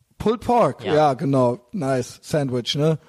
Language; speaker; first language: German; native; German